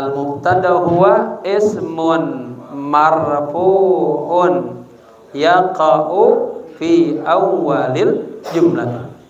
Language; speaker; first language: Arabic; non-native, fluent; Indonesian